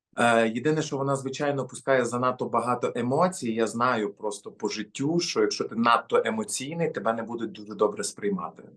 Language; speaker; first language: Ukrainian; native; Ukrainian